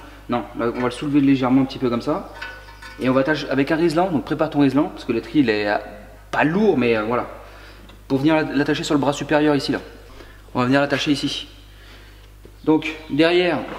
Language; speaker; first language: French; native; French